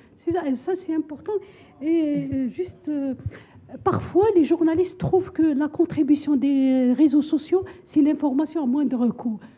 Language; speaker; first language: French; non-native, local second language; Arabic